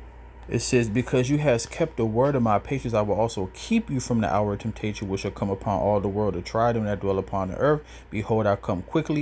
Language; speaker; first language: English; native; English